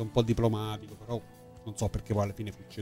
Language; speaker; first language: Italian; native; Italian